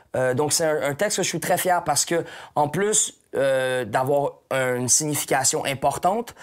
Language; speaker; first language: French; native; French